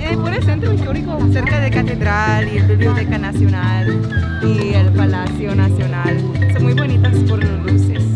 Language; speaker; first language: Spanish; non-native, fluent; English